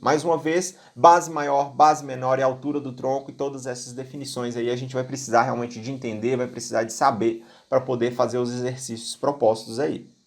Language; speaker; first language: Portuguese; native; Portuguese